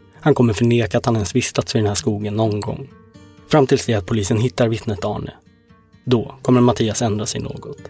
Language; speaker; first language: Swedish; native; Swedish